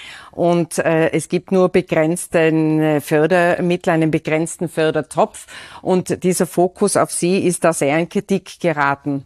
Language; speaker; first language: German; native; German